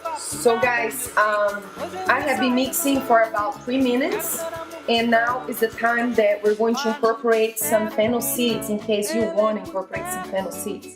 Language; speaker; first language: English; non-native, fluent; Portuguese